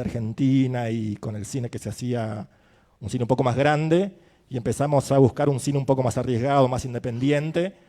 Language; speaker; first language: Spanish; native; Spanish